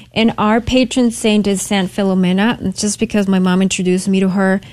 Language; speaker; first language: English; non-native, fluent; Spanish